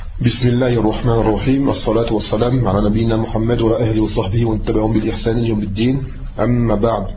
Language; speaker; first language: Arabic; non-native, fluent; French